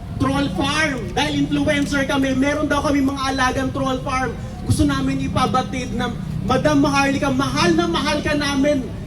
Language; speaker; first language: Filipino; native; Filipino